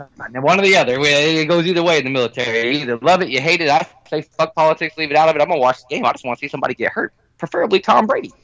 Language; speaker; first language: English; native; English